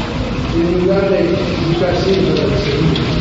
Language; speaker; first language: Spanish; non-native, fluent; English